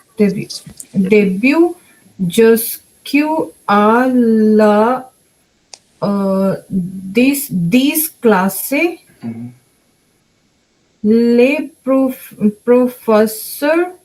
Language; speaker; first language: French; non-native, learner; Hindi